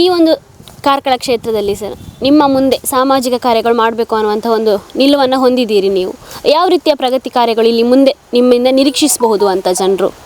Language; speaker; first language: Kannada; native; Kannada